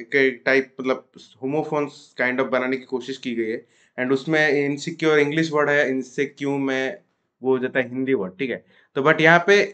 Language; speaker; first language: Hindi; non-native, local second language; Odia